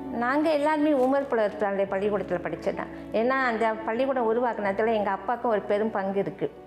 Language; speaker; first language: Tamil; native; Tamil